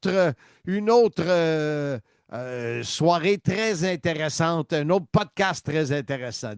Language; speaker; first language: French; native; French